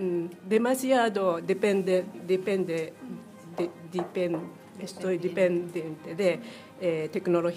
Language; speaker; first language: Spanish; non-native, learner; Japanese